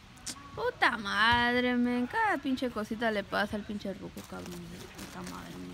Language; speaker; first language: Spanish; early bilingual, heritage; Spanish